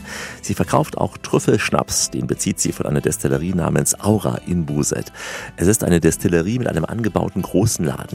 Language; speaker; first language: German; native; German